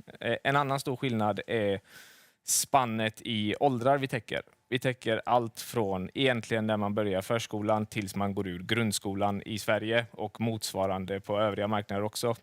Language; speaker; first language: Swedish; native; Swedish